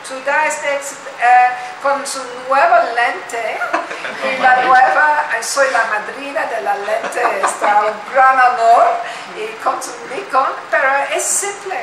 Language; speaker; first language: Spanish; non-native, learner; English